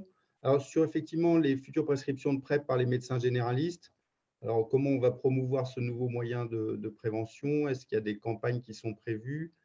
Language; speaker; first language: French; native; French